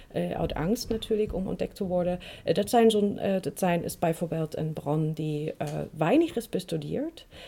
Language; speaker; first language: Dutch; non-native, fluent; German